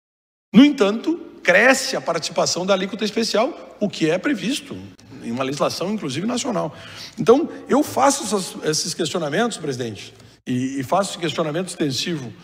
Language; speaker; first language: Portuguese; native; Portuguese